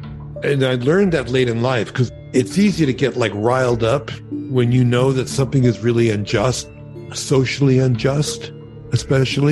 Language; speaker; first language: English; early bilingual, other home language; Yiddish